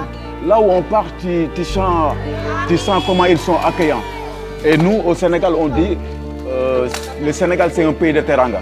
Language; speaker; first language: French; non-native, local second language; Wolof